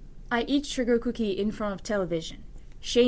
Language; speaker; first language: English; non-native, learner; French